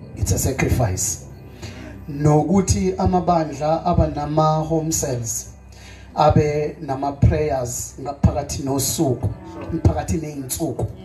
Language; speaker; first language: Zulu; native; Zulu